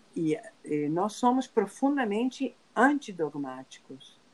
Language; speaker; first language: Portuguese; non-native, fluent; Spanish